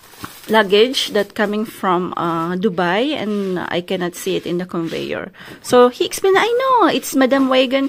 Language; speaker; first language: English; non-native, local second language; Filipino